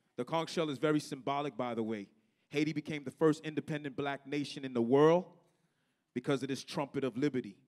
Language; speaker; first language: English; native; English